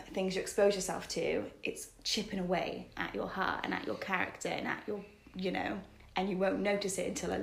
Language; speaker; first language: English; native; English